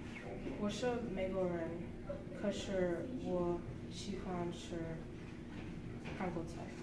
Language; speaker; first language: Chinese; non-native, learner; English